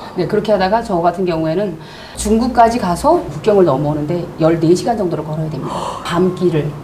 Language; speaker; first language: Korean; native; Korean